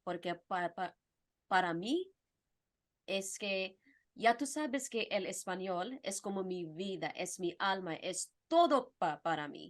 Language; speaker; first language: Spanish; non-native, fluent; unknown